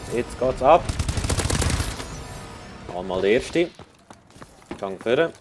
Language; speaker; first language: German; native; German